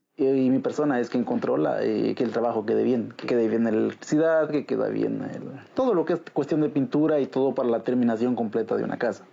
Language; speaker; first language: Spanish; native; Spanish